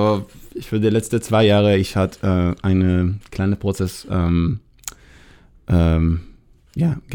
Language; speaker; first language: German; non-native, learner; Hebrew